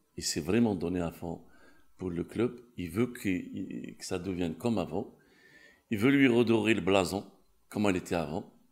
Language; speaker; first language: French; non-native, local second language; Kabyle